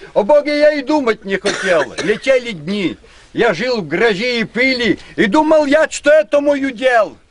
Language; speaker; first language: Russian; non-native, local second language; Ukrainian